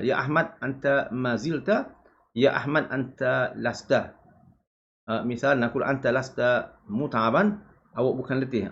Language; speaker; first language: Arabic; non-native, fluent; Malay